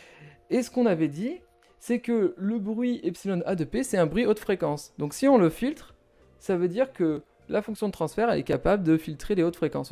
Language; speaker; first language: French; native; French